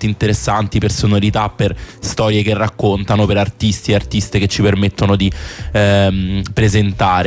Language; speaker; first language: Italian; native; Italian